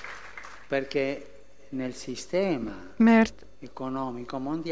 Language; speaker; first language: Italian; early bilingual, heritage; Spanish